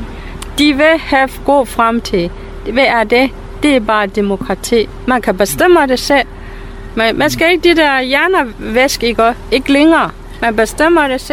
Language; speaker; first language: Danish; non-native, fluent; Burmese